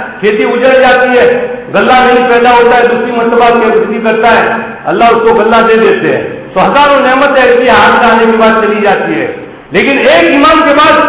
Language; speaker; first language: Urdu; non-native, local second language; Gujarati